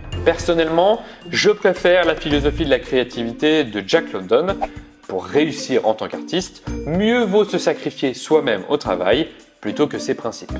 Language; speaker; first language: French; native; French